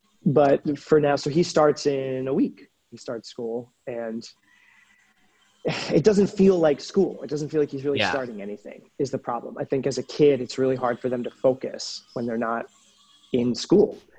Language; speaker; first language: English; native; English